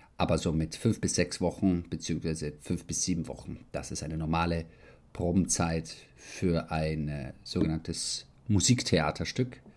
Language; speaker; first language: German; early bilingual, heritage; Italian